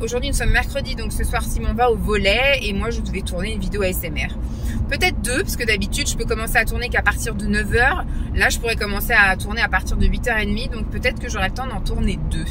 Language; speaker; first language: French; native; French